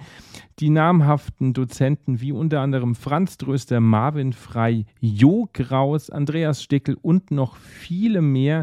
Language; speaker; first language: German; native; German